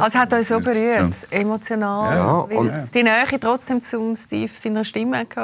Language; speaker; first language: German; native; German